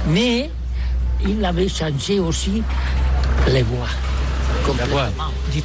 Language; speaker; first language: French; non-native, learner; Catalan